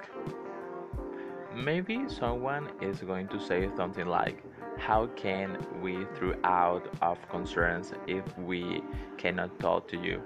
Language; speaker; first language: English; non-native, learner; Spanish